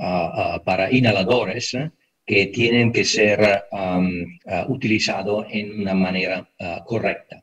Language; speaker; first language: Spanish; non-native, fluent; Italian